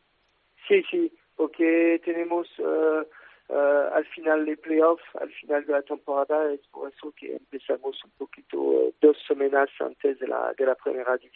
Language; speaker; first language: Spanish; non-native, fluent; French